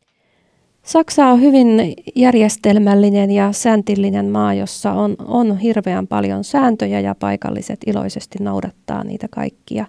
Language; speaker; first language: Finnish; native; Finnish